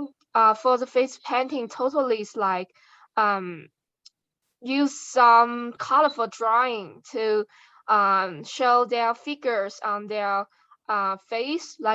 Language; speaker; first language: English; non-native, learner; Chinese